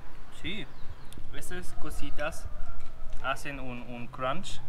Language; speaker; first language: Spanish; non-native, learner; German